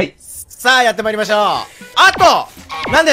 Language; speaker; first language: Japanese; native; Japanese